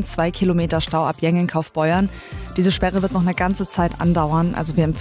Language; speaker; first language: German; native; German